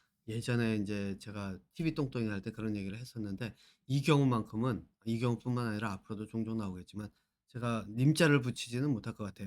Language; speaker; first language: Korean; native; Korean